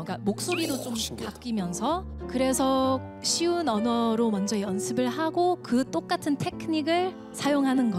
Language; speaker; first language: Korean; early bilingual, heritage; Korean